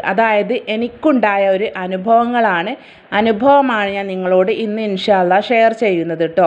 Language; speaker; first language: Malayalam; native; Malayalam